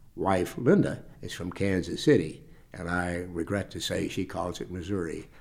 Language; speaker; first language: English; native; English